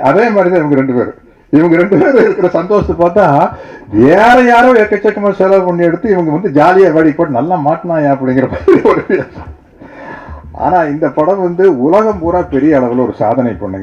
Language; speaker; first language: Tamil; native; Tamil